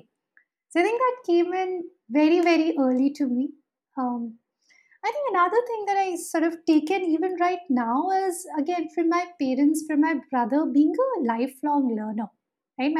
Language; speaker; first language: English; non-native, local second language; Hindi